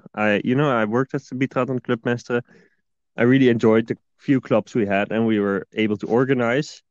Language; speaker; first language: English; non-native, fluent; Dutch